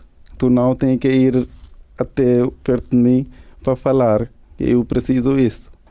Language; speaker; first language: Portuguese; non-native, learner; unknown